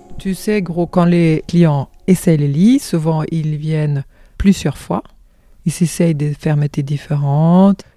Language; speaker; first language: French; non-native, fluent; Swedish